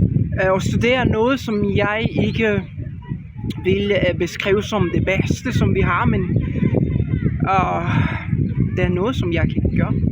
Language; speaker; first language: Danish; non-native, learner; Spanish